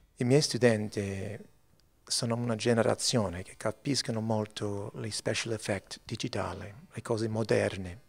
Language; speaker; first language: Italian; early bilingual, heritage; Italian